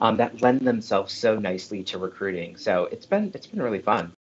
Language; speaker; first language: English; native; English